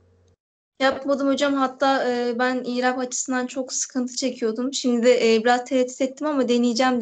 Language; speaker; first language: Turkish; native; Turkish